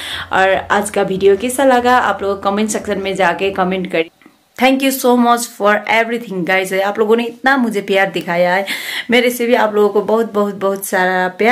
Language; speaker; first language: Hindi; non-native, local second language; Nepali